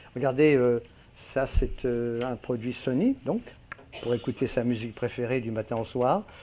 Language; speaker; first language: French; native; French